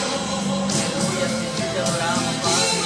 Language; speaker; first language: Spanish; native; Spanish